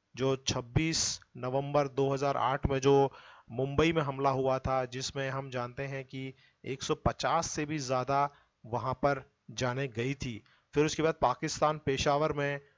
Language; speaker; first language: Hindi; native; Hindi